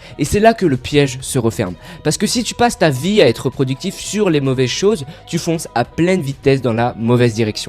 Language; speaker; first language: French; native; French